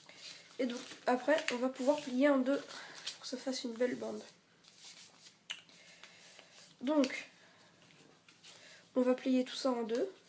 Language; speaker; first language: French; native; French